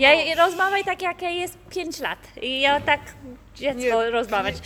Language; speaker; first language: Polish; early bilingual, heritage; English